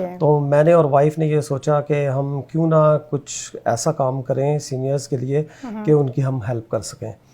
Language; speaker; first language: Urdu; non-native, local second language; Pashto